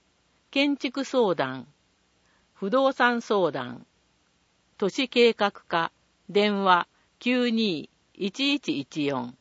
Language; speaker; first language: Japanese; native; Japanese